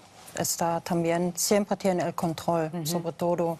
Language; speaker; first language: Spanish; non-native, fluent; German